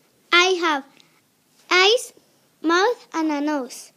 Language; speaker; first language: English; non-native, learner; Spanish